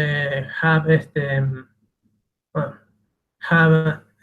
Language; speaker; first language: English; non-native, learner; Spanish